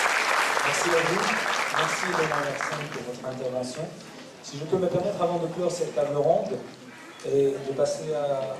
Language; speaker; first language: French; native; French